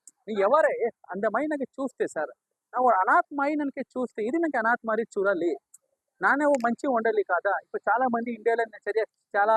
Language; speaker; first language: Telugu; non-native, learner; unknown